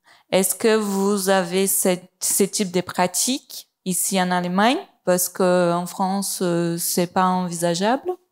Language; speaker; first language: French; non-native, fluent; Portuguese